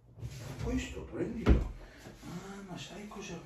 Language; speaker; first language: Italian; native; Italian